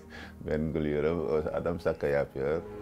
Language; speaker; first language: Turkish; non-native, learner; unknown